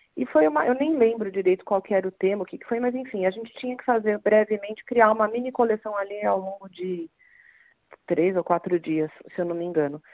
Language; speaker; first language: Portuguese; native; Portuguese